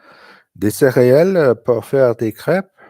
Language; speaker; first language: French; non-native, learner; English